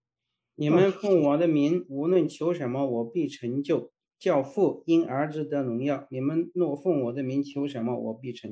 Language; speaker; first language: Chinese; native; Chinese